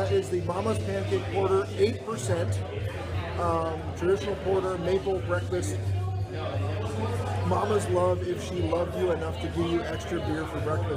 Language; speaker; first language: English; native; English